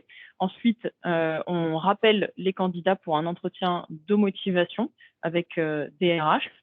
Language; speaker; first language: French; native; French